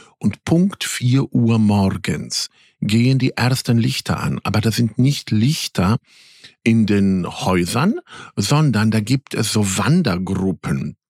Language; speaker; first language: German; early bilingual, other home language; Polish